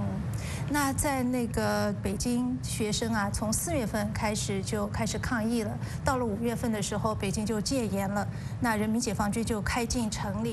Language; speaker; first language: Chinese; native; Chinese